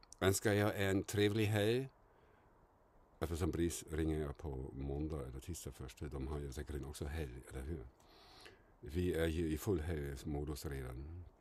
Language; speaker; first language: Swedish; non-native, fluent; German